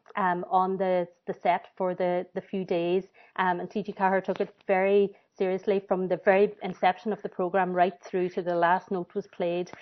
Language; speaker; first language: English; native; English